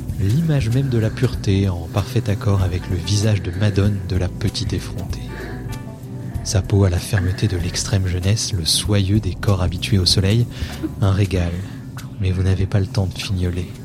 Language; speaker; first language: French; native; French